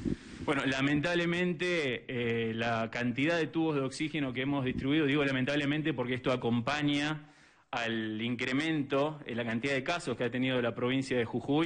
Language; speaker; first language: Spanish; native; Spanish